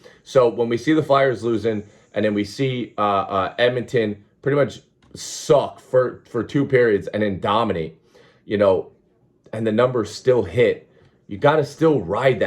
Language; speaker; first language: English; native; English